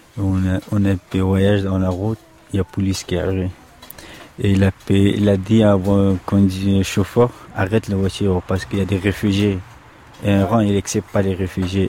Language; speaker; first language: French; non-native, learner; Pashto